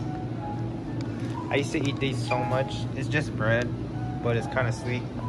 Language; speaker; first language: English; early bilingual, other home language; Korean